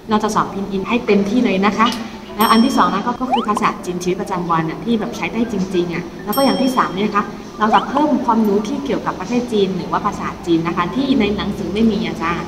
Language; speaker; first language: Thai; non-native, fluent; Chinese